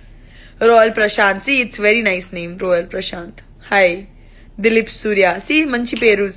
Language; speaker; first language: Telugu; non-native, learner; Gujarati